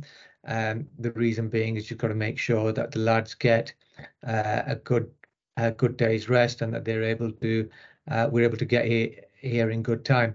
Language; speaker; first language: English; native; English